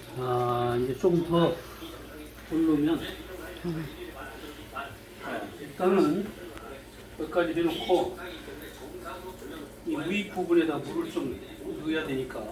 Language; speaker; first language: Korean; native; Korean